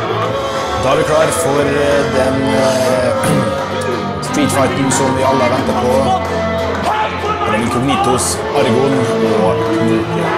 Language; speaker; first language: Norwegian; native; Norwegian